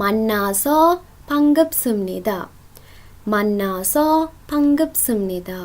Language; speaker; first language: Korean; non-native, fluent; Sinhala